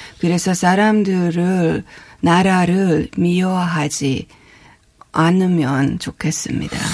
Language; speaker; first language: Korean; non-native, fluent; Hungarian